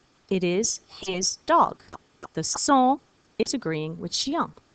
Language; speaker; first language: English; native; English